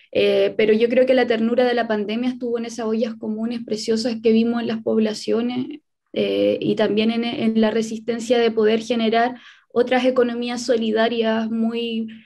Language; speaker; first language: Spanish; native; Spanish